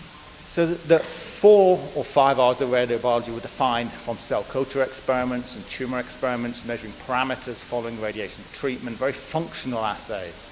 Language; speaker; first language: English; native; English